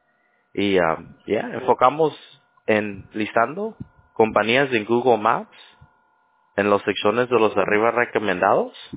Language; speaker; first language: Spanish; non-native, learner; English